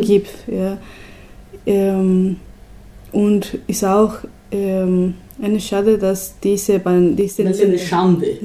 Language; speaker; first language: German; non-native, learner; Spanish